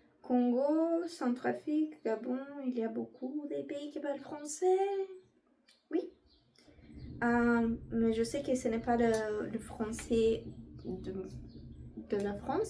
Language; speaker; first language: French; non-native, learner; Portuguese